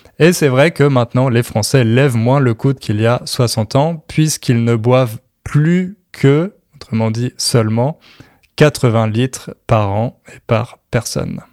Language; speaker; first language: French; native; French